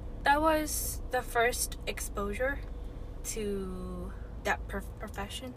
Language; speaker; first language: English; non-native, fluent; Japanese